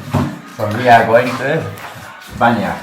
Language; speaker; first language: English; non-native, learner; Japanese